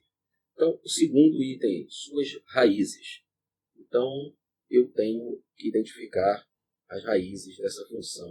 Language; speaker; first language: Portuguese; native; Portuguese